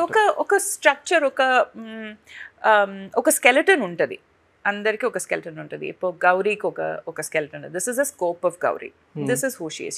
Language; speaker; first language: Telugu; non-native, fluent; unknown